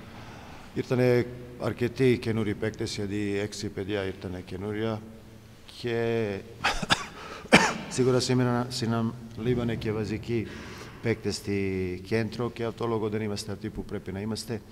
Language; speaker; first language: Greek; non-native, fluent; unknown